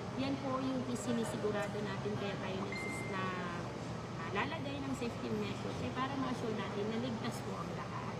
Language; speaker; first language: Filipino; non-native, local second language; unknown